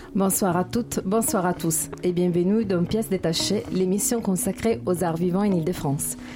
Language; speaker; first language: French; non-native, fluent; Italian